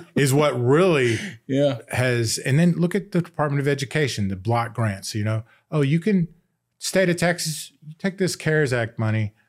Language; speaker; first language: English; native; English